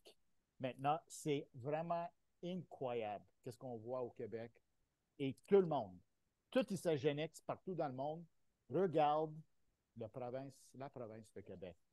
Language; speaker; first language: French; non-native, local second language; Italian